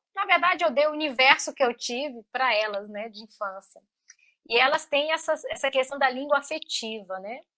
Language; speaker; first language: Portuguese; native; Portuguese